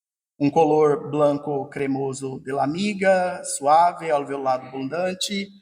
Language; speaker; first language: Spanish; non-native, fluent; Portuguese